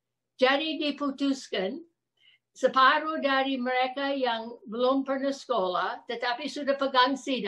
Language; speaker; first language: Indonesian; non-native, fluent; English